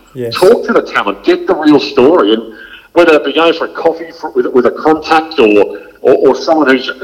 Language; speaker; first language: English; native; English